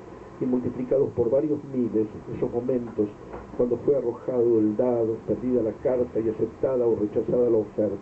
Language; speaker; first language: Spanish; native; Spanish